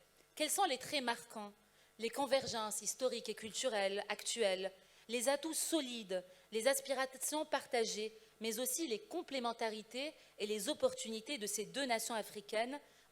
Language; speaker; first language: French; non-native, local second language; Arabic